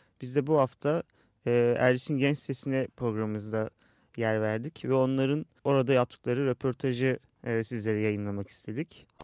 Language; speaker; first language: Turkish; native; Turkish